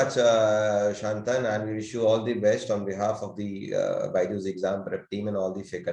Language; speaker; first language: English; non-native, local second language; Hindi